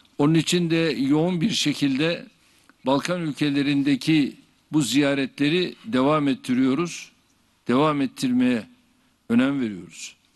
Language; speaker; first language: Turkish; native; Turkish